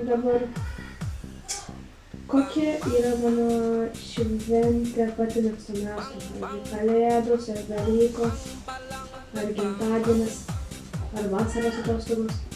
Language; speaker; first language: Lithuanian; early bilingual, heritage; Lithuanian